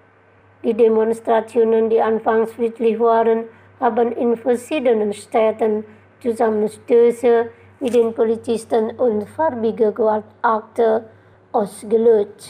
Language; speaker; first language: German; non-native, fluent; Indonesian